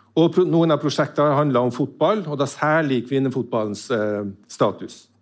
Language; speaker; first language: Norwegian; native; Norwegian